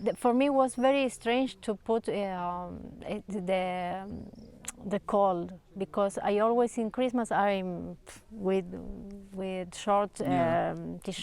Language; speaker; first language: English; non-native, learner; Spanish